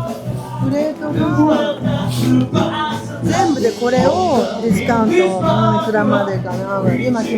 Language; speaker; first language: Japanese; native; Japanese